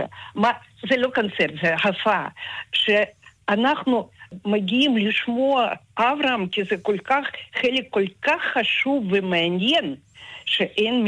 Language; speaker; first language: Hebrew; non-native, fluent; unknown